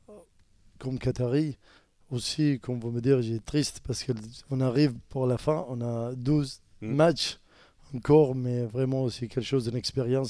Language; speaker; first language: French; non-native, learner; Arabic